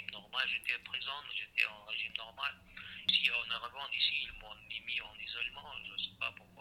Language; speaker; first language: French; non-native, learner; Chechen